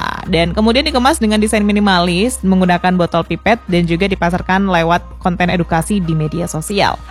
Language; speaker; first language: Indonesian; native; Indonesian